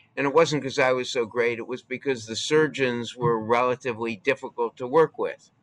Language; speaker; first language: English; native; English